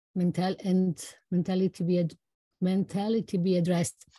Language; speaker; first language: English; non-native, fluent; Slovenian